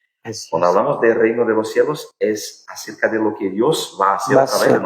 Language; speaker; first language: Spanish; non-native, fluent; Portuguese